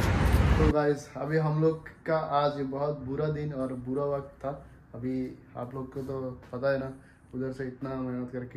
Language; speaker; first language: Hindi; non-native, learner; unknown